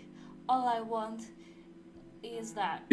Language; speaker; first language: English; non-native, learner; Indonesian